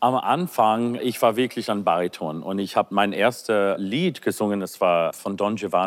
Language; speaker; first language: German; non-native, fluent; English